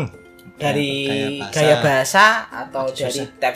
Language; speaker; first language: Indonesian; native; Indonesian